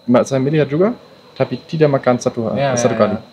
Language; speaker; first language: Indonesian; non-native, learner; German